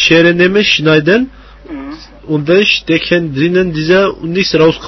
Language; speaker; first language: German; non-native, learner; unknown